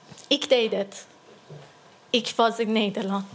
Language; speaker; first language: Dutch; non-native, learner; Persian